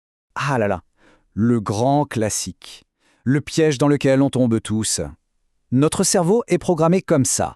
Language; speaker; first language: French; native; French